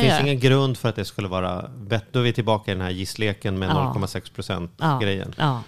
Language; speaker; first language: Swedish; native; Swedish